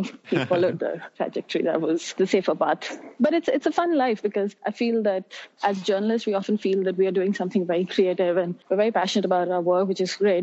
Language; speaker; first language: English; non-native, local second language; Hindi